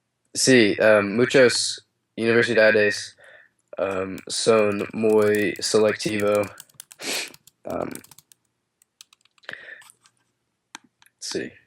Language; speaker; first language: Spanish; non-native, learner; English